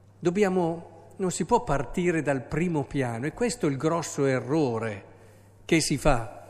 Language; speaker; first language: Italian; native; Italian